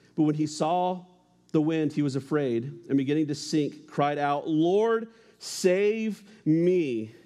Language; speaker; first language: English; native; English